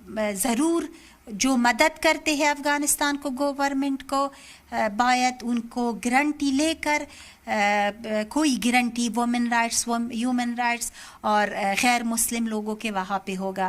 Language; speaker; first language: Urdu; non-native, learner; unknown